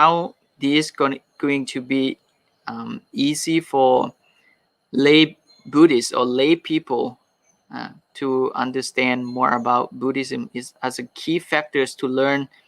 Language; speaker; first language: English; non-native, fluent; Thai